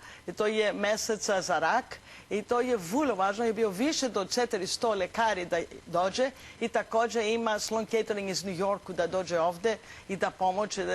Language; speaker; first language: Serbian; non-native, learner; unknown